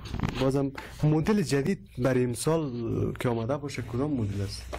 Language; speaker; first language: Persian; native; Persian